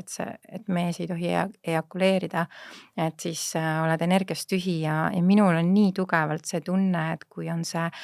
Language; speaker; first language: Estonian; native; Estonian